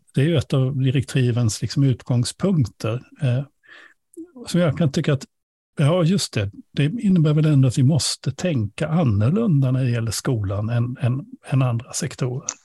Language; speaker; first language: Swedish; native; Swedish